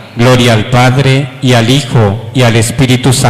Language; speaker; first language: Spanish; native; Spanish